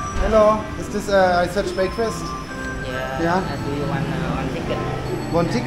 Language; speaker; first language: English; non-native, learner; German